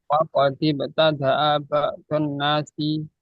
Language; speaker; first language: Arabic; non-native, learner; Indonesian